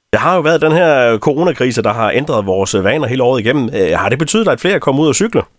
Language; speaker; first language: Danish; native; Danish